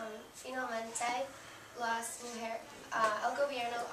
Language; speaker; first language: Spanish; non-native, learner; English